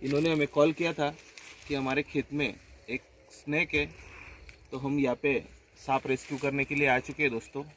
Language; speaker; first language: Hindi; non-native, local second language; Marathi